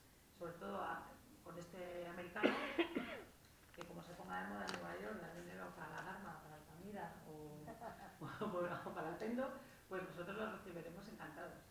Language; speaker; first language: Spanish; native; Spanish